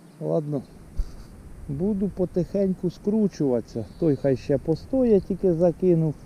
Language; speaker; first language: Ukrainian; native; Ukrainian